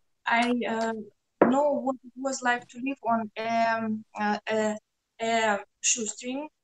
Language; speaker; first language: English; non-native, learner; Russian